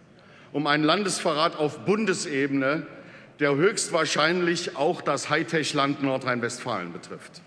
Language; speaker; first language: German; native; German